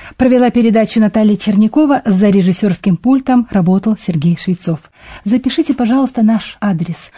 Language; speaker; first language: Russian; native; Russian